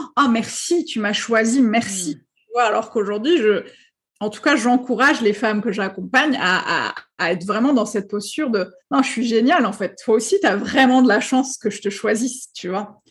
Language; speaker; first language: French; non-native, local second language; Arabic